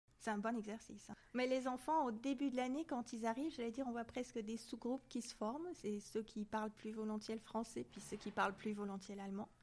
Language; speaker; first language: French; native; French